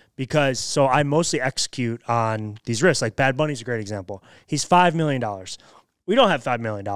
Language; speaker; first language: English; native; English